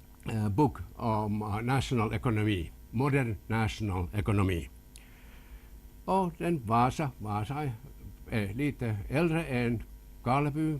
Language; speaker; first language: Swedish; non-native, local second language; Finnish